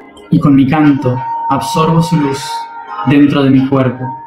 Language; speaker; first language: Spanish; native; Spanish